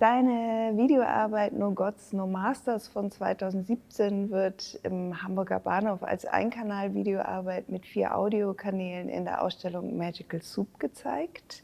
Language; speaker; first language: German; native; German